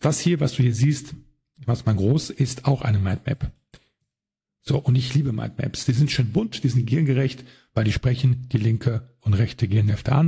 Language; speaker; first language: German; native; German